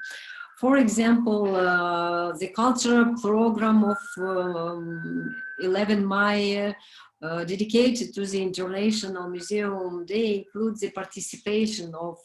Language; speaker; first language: English; non-native, learner; Romanian